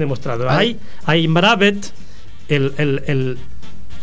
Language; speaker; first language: Spanish; non-native, fluent; Arabic